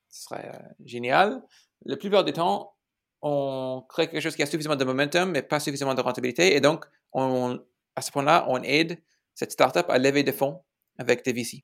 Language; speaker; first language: French; non-native, fluent; English